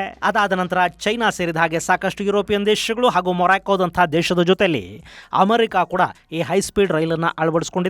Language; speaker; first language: Kannada; native; Kannada